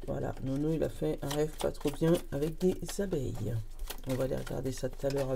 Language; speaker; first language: French; native; French